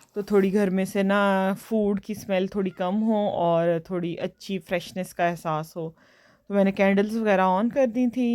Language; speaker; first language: Urdu; native; Urdu